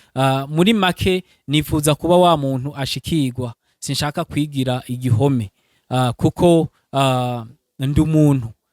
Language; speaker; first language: Rundi; early bilingual, heritage; Rundi